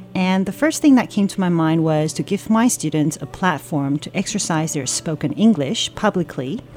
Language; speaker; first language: English; early bilingual, other home language; Chinese